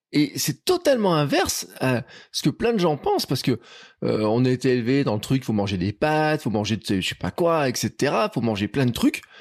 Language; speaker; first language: French; native; French